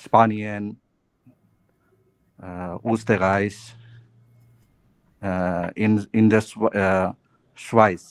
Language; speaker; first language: German; non-native, learner; Bangla